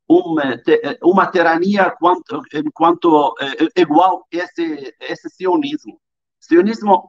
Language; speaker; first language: Portuguese; non-native, fluent; Arabic